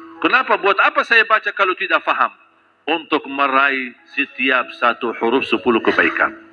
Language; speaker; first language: Malay; non-native, fluent; Arabic